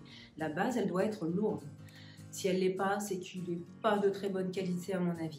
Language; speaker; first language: French; native; French